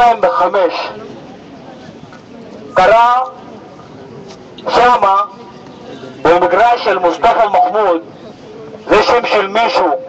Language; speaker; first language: Hebrew; non-native, learner; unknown